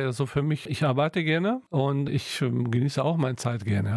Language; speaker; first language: German; non-native, local second language; Arabic